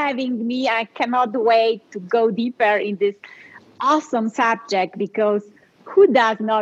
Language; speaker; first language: English; non-native, fluent; Polish